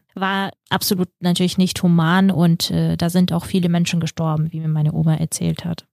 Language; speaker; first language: German; early bilingual, other home language; Russian